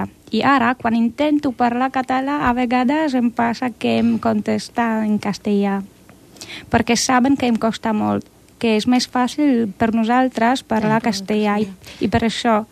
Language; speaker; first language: Catalan; non-native, learner; Polish